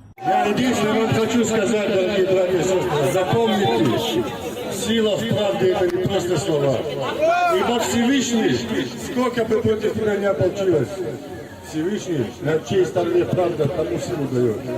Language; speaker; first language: Russian; native; Russian